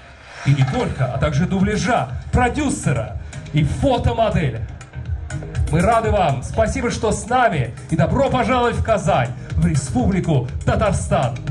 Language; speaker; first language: Russian; native; Russian